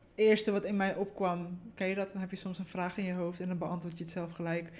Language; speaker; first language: Dutch; early bilingual, other home language; Spanish